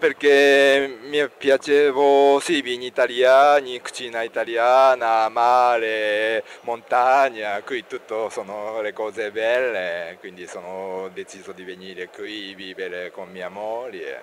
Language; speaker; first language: Italian; non-native, learner; Japanese